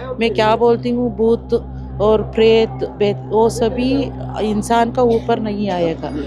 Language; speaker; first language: Hindi; non-native, local second language; Kannada